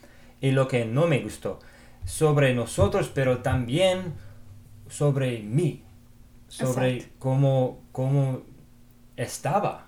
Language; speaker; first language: Spanish; non-native, fluent; English